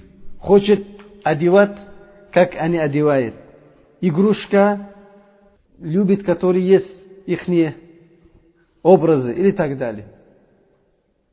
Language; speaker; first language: Russian; non-native, local second language; Uzbek